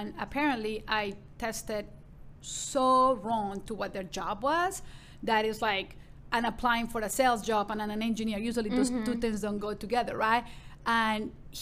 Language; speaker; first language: English; non-native, fluent; Spanish